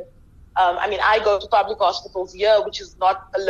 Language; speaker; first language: English; native; English